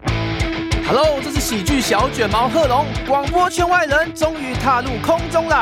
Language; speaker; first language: Chinese; native; Chinese